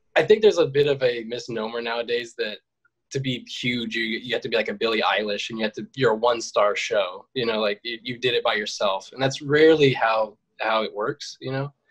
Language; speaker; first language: English; native; English